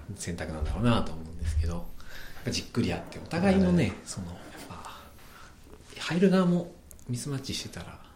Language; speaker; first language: Japanese; native; Japanese